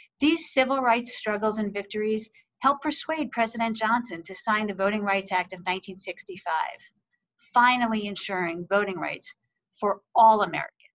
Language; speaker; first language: English; native; English